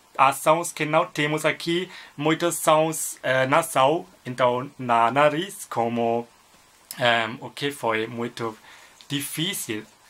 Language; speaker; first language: Portuguese; non-native, learner; German